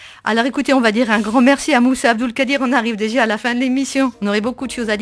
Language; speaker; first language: French; native; French